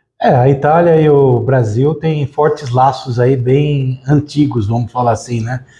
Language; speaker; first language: Portuguese; native; Portuguese